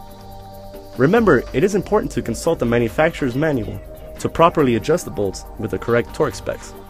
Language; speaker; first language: English; non-native, fluent; Spanish